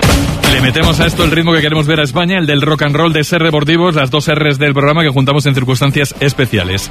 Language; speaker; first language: Spanish; native; Spanish